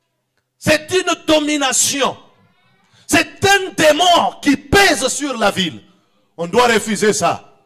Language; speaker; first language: French; non-native, local second language; Swahili